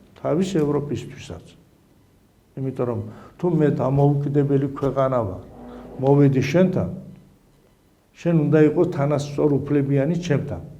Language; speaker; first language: Georgian; non-native, local second language; Azerbaijani